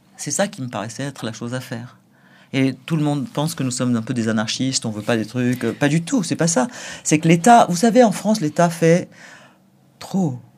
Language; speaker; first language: French; native; French